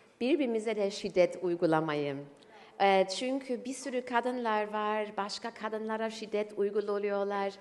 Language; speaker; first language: Turkish; early bilingual, heritage; German